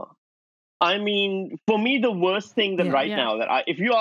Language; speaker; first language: English; non-native, local second language; Urdu